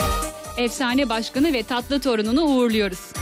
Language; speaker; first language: Turkish; native; Turkish